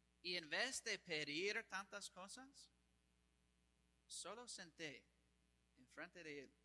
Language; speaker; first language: Spanish; non-native, fluent; English